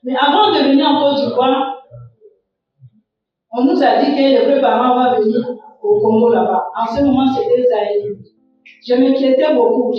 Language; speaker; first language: French; non-native, local second language; Kongo